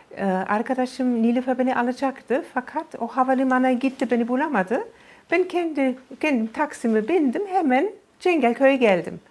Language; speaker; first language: Turkish; non-native, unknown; German